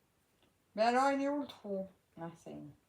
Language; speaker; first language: French; native; French